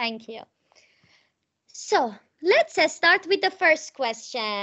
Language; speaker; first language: English; non-native, fluent; Persian